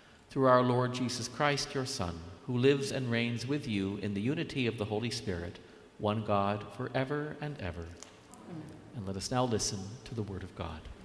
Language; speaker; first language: English; native; English